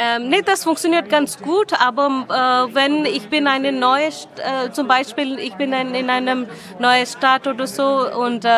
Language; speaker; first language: German; non-native, learner; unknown